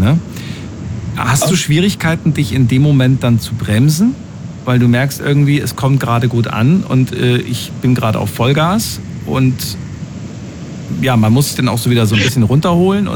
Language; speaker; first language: German; native; German